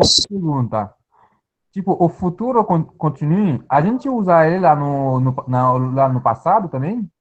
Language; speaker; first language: Portuguese; non-native, learner; Haitian Creole